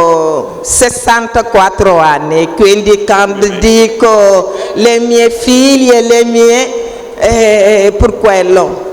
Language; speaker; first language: Italian; non-native, fluent; Wolof